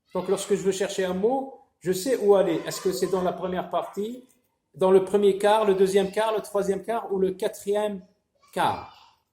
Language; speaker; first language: French; non-native, local second language; Arabic